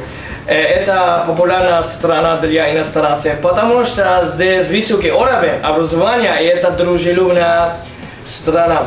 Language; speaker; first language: Russian; non-native, fluent; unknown